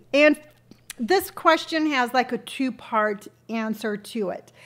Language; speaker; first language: English; native; English